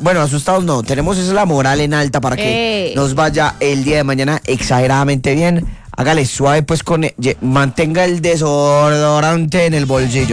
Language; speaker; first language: Spanish; native; Spanish